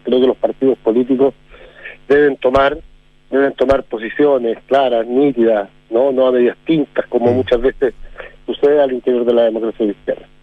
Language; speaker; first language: Spanish; native; Spanish